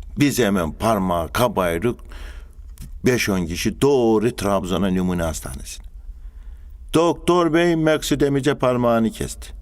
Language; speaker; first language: Turkish; native; Turkish